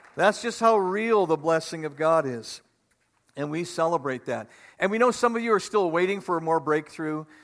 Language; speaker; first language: English; native; English